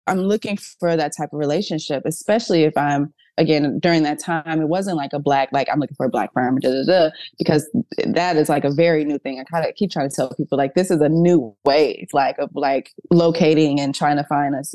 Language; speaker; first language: English; native; English